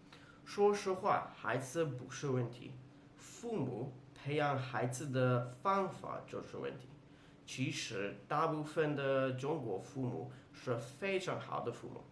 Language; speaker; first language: Chinese; non-native, fluent; English